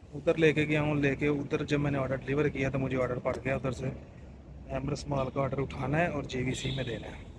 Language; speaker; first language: Urdu; non-native, local second language; Punjabi